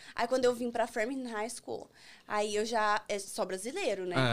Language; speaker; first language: Portuguese; native; Portuguese